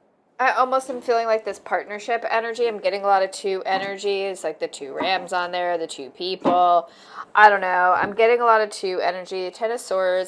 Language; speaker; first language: English; native; English